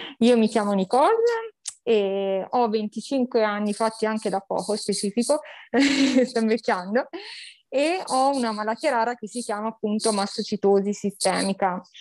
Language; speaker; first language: Italian; native; Italian